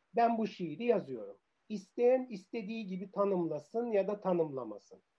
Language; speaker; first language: Turkish; native; Turkish